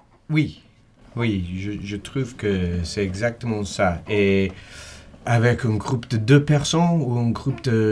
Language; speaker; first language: French; non-native, fluent; English